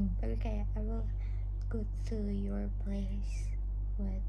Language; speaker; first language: English; non-native, local second language; Indonesian